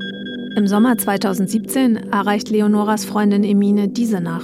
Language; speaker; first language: German; native; German